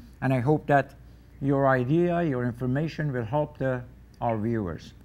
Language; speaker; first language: English; non-native, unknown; Persian